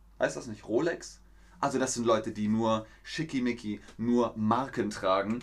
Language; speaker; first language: German; native; German